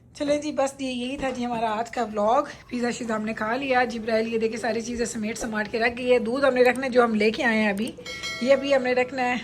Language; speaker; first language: Urdu; non-native, local second language; Punjabi